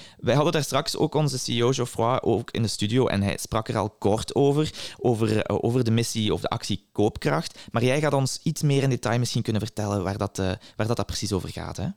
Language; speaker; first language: Dutch; native; Dutch